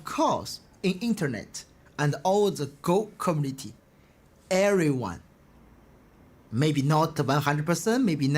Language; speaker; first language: English; non-native, learner; Chinese